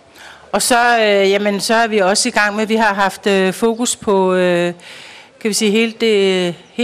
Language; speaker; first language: Danish; native; Danish